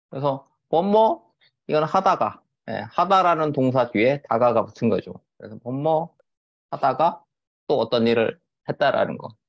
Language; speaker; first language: Korean; native; Korean